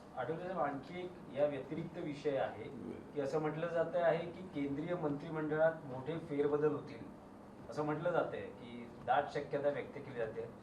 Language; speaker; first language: Marathi; native; Marathi